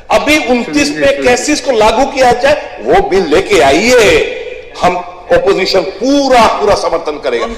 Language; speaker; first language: Hindi; non-native, local second language; Bangla